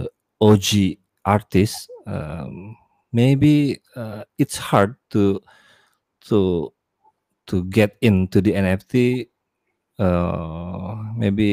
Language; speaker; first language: English; non-native, learner; Indonesian